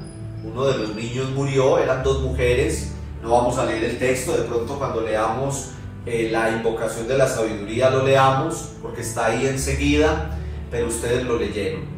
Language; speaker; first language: Spanish; native; Spanish